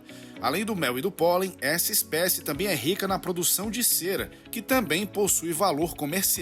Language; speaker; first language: Portuguese; native; Portuguese